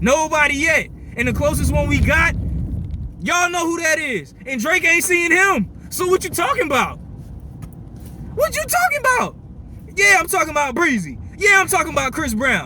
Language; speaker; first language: English; native; English